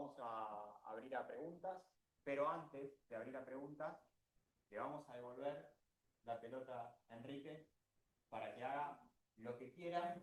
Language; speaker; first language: Spanish; native; Spanish